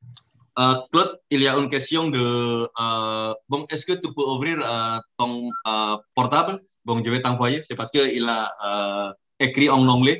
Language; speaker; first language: French; non-native, learner; Indonesian